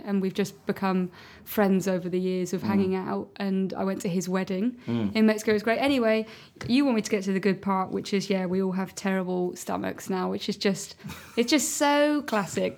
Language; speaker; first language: English; native; English